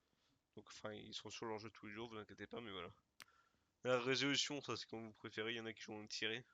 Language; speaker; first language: French; native; French